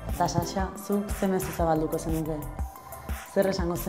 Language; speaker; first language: Basque; native; Basque